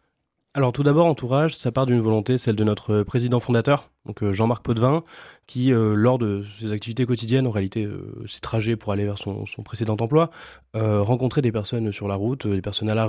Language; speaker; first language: French; native; French